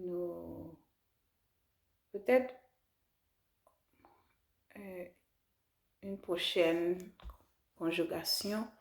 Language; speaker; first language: French; non-native, learner; English